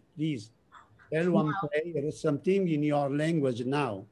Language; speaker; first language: English; non-native, learner; Italian